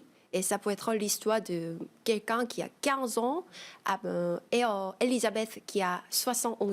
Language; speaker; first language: French; non-native, fluent; Korean